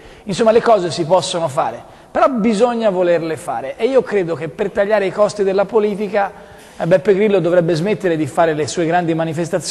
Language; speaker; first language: Italian; native; Italian